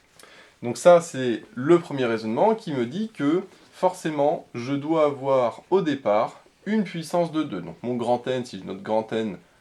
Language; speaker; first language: French; native; French